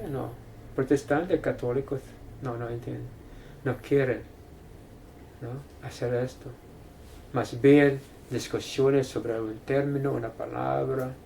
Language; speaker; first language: Spanish; non-native, fluent; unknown